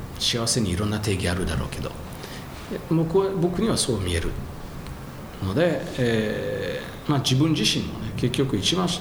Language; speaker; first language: Japanese; non-native, fluent; French